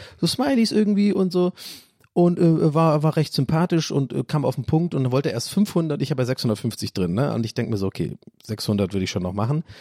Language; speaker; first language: German; non-native, fluent; English